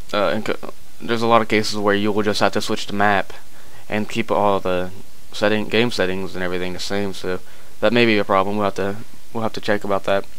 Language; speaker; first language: English; native; English